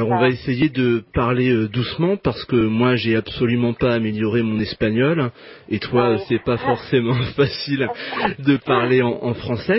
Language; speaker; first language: French; native; French